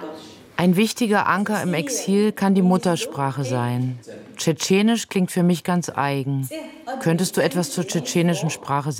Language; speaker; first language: German; native; German